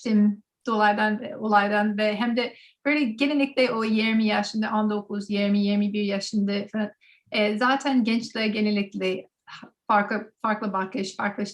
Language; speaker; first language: Turkish; non-native, learner; English